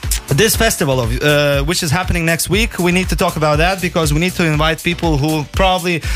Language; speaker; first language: English; non-native, fluent; Lithuanian